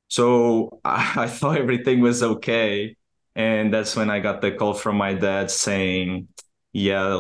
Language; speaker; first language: English; non-native, fluent; Portuguese